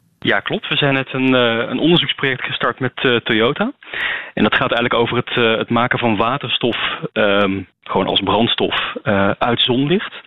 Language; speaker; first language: Dutch; native; Dutch